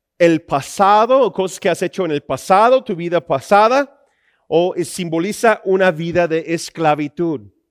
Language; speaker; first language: Spanish; non-native, fluent; English